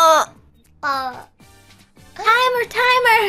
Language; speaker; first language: Japanese; non-native, learner; English